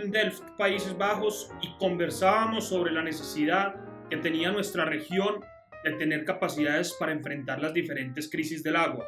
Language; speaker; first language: Spanish; native; Spanish